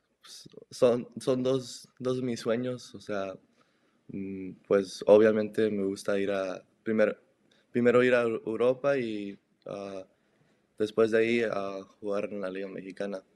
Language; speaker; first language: Spanish; early bilingual, heritage; Spanish